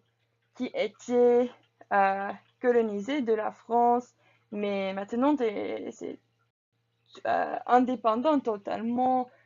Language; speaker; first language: French; non-native, learner; English